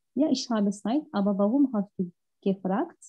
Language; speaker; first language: German; non-native, learner; Turkish